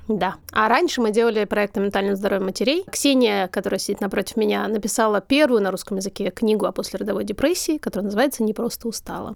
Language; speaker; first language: Russian; native; Russian